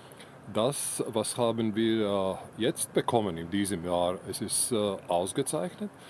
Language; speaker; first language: German; non-native, learner; Latvian